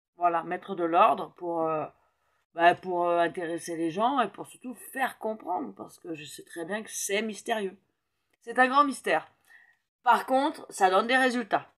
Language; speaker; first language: French; native; French